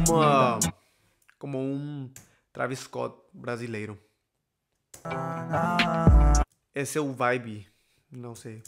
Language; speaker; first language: Portuguese; non-native, learner; Spanish